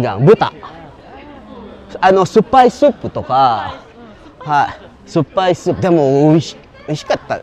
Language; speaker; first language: Japanese; non-native, learner; Filipino